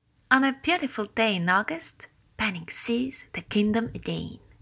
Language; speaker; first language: English; non-native, fluent; French